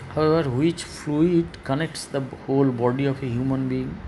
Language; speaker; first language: English; non-native, local second language; Bangla